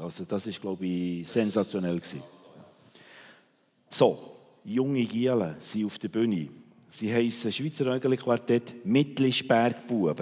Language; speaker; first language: German; native; German